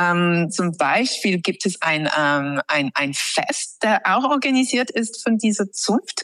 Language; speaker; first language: German; non-native, fluent; English